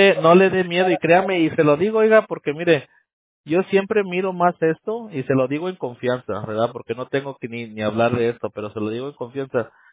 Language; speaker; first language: Spanish; early bilingual, heritage; Spanish